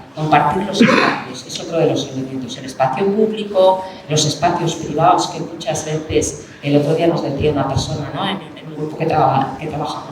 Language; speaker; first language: Spanish; native; Spanish